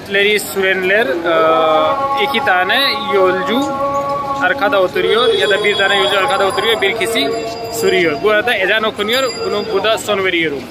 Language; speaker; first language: Turkish; non-native, fluent; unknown